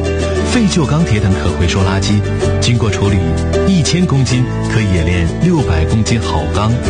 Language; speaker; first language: Chinese; native; Chinese